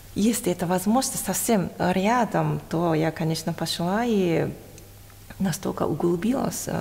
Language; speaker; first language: Russian; non-native, fluent; Japanese